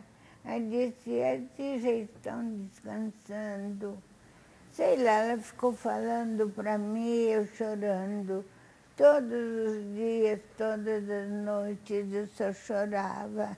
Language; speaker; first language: Portuguese; non-native, fluent; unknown